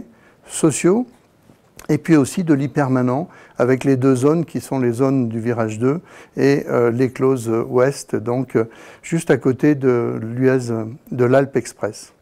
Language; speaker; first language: French; native; French